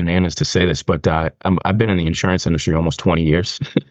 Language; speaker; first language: English; native; English